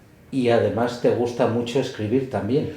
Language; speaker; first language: Spanish; native; Spanish